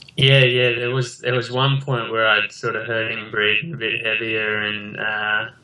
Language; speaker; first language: English; native; English